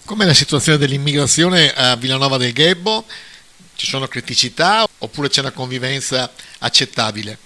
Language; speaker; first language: Italian; native; Italian